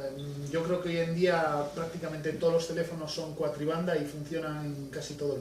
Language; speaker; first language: Spanish; native; Spanish